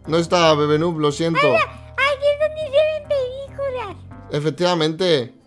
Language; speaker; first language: Spanish; native; Spanish